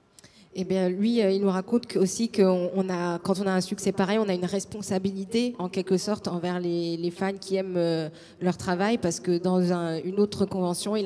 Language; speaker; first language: French; native; French